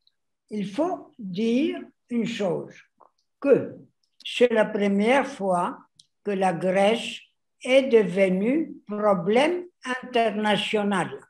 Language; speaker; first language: French; non-native, fluent; Greek